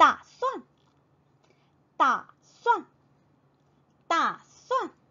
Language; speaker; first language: Chinese; non-native, fluent; Korean